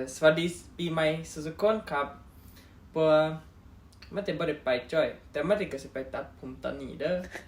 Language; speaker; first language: Thai; native; Thai